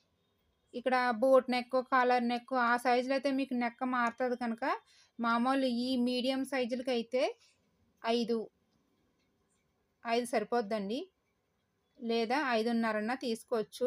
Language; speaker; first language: Telugu; native; Telugu